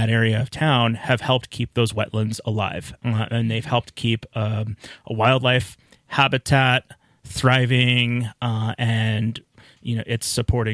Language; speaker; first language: English; native; English